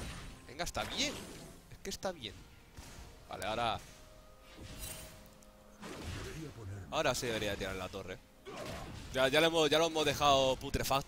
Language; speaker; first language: Spanish; native; Spanish